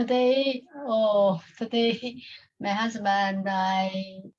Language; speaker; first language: English; non-native, learner; Chinese